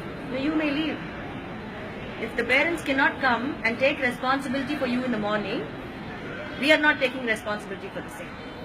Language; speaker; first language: English; non-native, local second language; Tamil